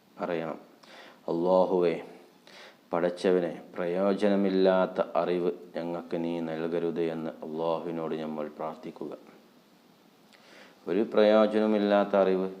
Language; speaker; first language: Malayalam; native; Malayalam